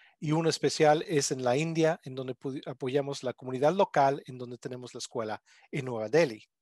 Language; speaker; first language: Spanish; non-native, fluent; English